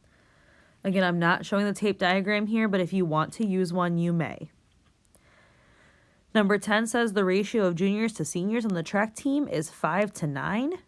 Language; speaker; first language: English; native; English